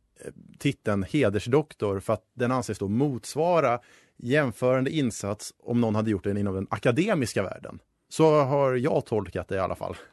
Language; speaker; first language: Swedish; native; Swedish